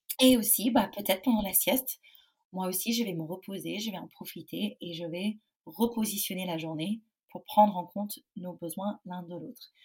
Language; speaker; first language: French; non-native, fluent; English